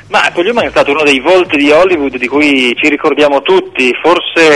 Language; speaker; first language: Italian; native; Italian